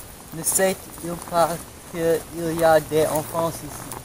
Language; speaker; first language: French; non-native, learner; English